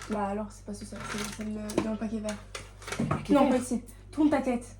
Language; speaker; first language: French; native; French